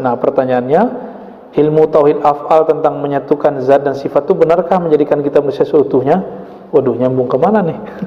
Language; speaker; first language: Indonesian; native; Indonesian